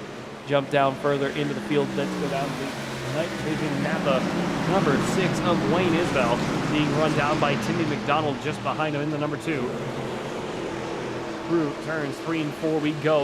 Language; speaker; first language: English; native; English